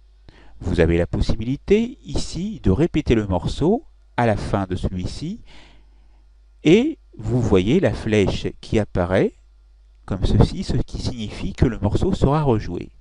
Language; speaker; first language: French; native; French